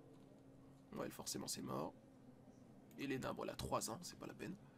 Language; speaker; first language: French; native; French